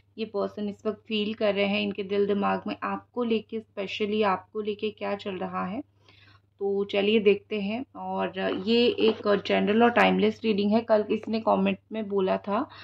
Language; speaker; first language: Hindi; non-native, local second language; Odia